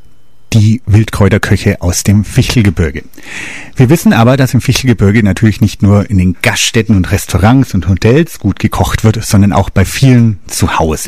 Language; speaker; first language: German; native; German